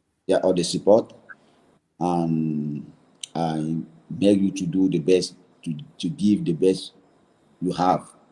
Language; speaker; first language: English; non-native, learner; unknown